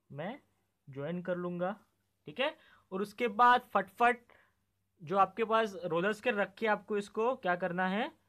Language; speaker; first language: Hindi; non-native, local second language; Marathi